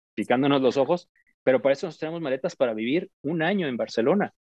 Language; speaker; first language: Spanish; native; Spanish